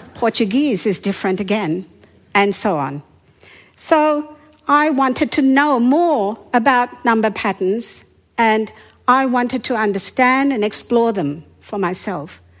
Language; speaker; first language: English; non-native, fluent; Hindi